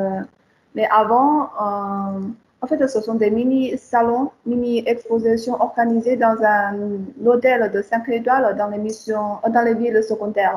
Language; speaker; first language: French; non-native, fluent; Chinese